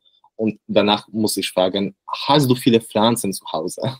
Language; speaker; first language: German; non-native, learner; Polish